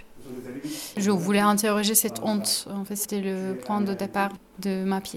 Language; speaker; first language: French; non-native, fluent; Turkish